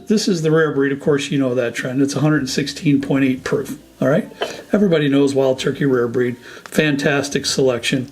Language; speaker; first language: English; native; English